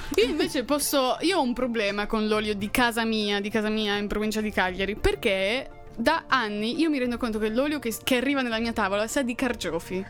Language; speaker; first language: Italian; native; Italian